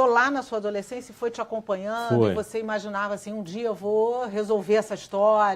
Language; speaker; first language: Portuguese; native; Portuguese